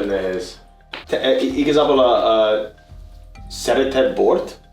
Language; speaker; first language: Hungarian; non-native, learner; English